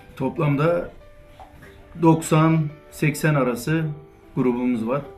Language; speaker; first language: Turkish; early bilingual, heritage; Turkish